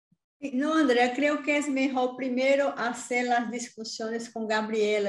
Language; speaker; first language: Spanish; non-native, learner; Portuguese